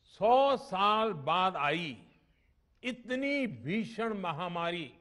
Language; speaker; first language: Hindi; non-native, local second language; Gujarati